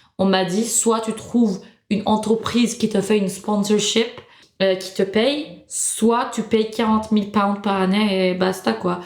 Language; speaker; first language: French; non-native, fluent; Turkish